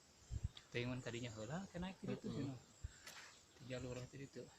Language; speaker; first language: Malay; non-native, local second language; Sundanese